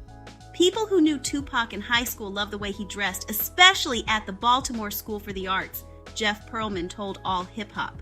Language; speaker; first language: English; native; English